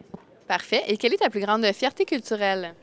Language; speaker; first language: French; native; French